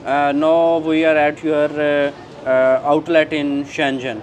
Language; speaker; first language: English; non-native, learner; Urdu